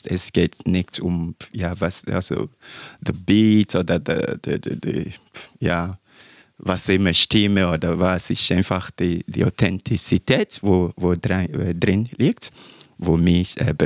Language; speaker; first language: German; non-native, learner; English